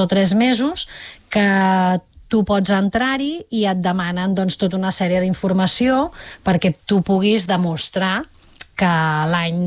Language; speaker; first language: Catalan; native; Catalan